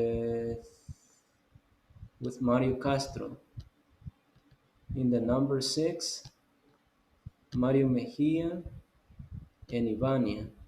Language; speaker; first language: English; non-native, fluent; Spanish